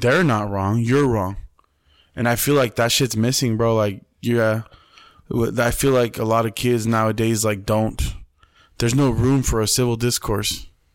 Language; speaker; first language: English; early bilingual, other home language; Spanish